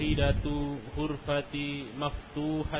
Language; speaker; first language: Arabic; non-native, learner; Indonesian